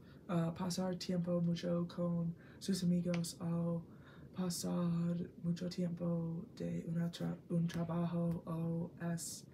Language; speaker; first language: Spanish; non-native, learner; English